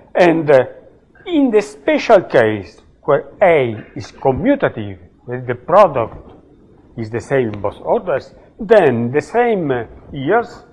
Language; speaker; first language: English; non-native, fluent; Italian